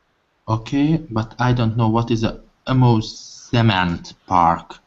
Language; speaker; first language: English; non-native, learner; Hungarian